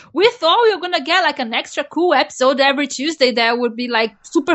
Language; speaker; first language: English; non-native, fluent; Portuguese